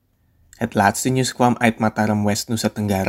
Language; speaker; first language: Dutch; non-native, fluent; Indonesian